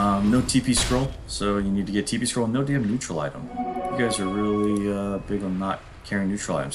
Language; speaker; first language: English; native; English